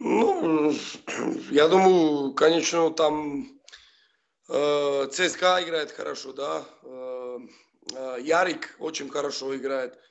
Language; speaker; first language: Russian; non-native, fluent; Slovak